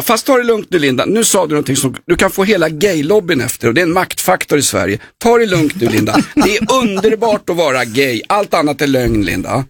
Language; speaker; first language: Swedish; native; Swedish